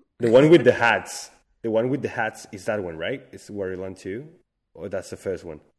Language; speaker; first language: English; non-native, fluent; Spanish